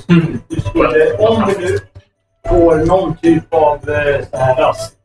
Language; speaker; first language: Swedish; native; Swedish